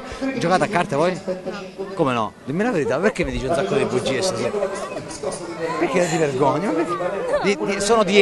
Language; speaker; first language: Italian; native; Italian